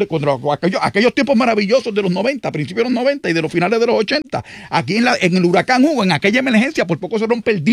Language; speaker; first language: Spanish; native; Spanish